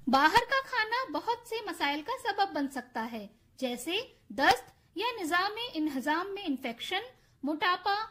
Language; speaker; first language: Urdu; native; Urdu